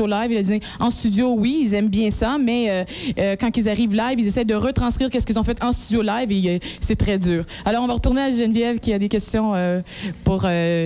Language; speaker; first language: French; native; French